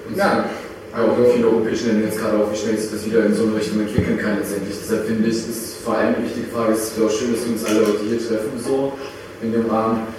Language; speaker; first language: German; native; German